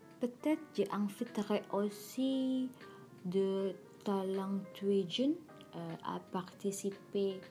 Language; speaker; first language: French; non-native, learner; Indonesian